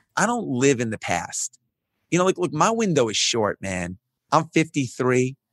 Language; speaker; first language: English; native; English